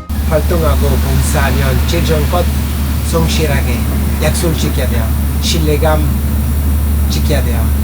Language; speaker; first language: Korean; non-native, fluent; Italian